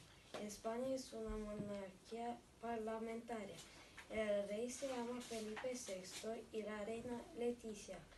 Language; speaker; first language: Spanish; non-native, learner; Romanian